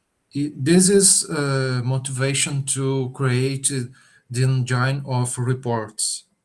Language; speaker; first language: English; non-native, learner; Portuguese